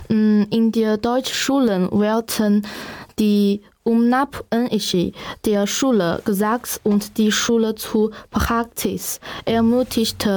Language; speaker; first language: German; non-native, learner; Chinese